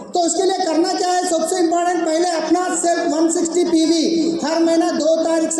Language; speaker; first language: Hindi; non-native, local second language; Telugu